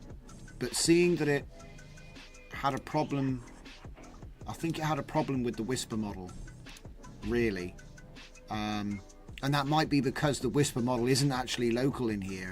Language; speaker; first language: English; native; English